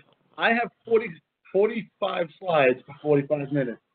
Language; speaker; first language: English; native; English